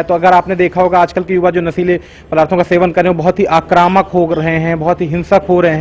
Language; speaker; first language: Hindi; native; Hindi